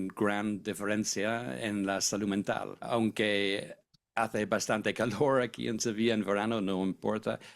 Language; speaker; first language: Spanish; non-native, fluent; English